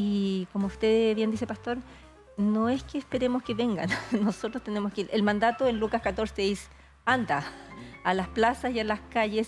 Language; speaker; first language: Spanish; native; Spanish